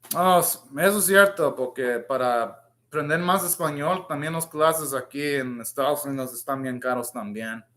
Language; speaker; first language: Spanish; non-native, learner; English